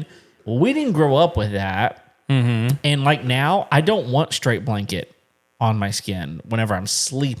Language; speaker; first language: English; native; English